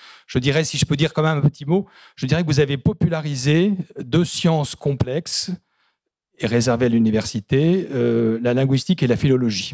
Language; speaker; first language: French; native; French